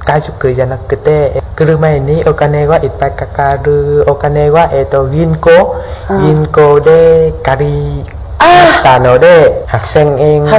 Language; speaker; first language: Japanese; non-native, learner; Vietnamese